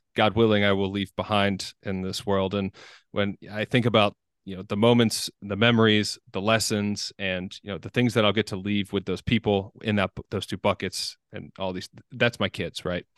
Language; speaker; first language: English; native; English